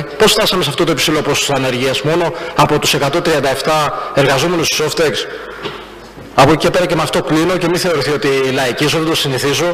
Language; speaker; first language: Greek; native; Greek